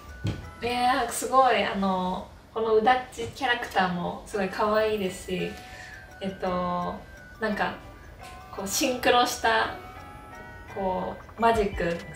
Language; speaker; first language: Japanese; native; Japanese